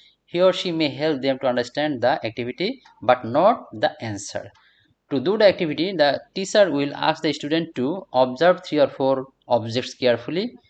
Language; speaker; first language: English; non-native, local second language; Bangla